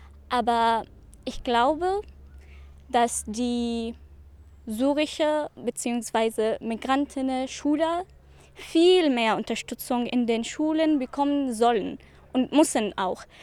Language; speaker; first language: German; non-native, fluent; Arabic